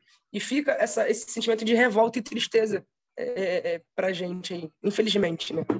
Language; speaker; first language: Portuguese; native; Portuguese